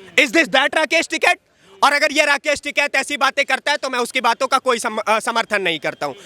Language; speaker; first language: Hindi; native; Hindi